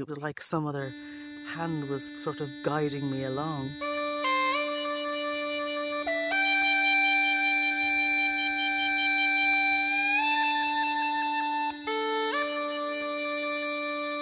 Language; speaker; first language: English; native; English